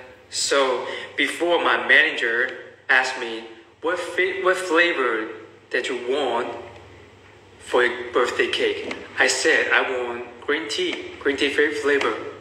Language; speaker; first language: English; non-native, learner; Chinese